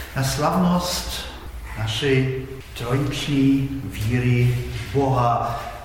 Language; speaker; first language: Czech; non-native, fluent; Polish